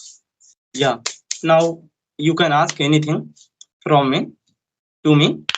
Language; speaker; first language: English; non-native, learner; Hindi